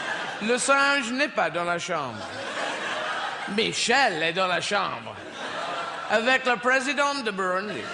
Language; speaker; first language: French; non-native, fluent; English